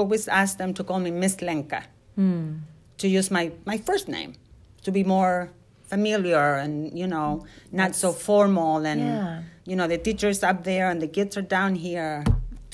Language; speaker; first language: English; non-native, fluent; Spanish